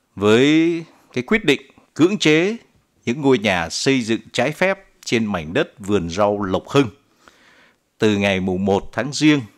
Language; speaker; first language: Vietnamese; native; Vietnamese